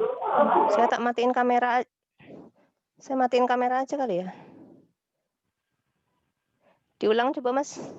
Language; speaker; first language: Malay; non-native, local second language; Javanese